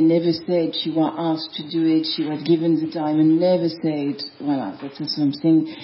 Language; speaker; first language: English; non-native, fluent; French